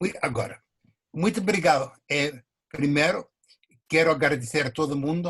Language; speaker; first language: Portuguese; non-native, fluent; English